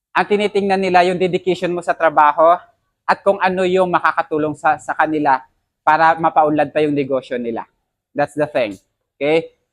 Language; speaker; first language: Filipino; non-native, local second language; Hiligaynon